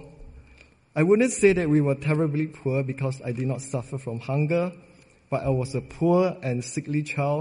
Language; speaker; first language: English; non-native, local second language; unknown